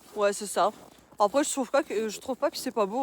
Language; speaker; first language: French; non-native, fluent; Russian